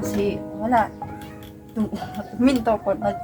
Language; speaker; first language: Filipino; non-native, local second language; Cebuano